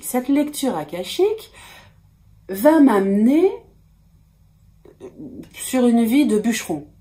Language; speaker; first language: French; native; French